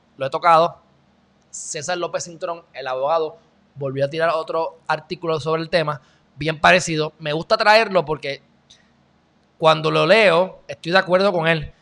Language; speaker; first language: Spanish; native; Spanish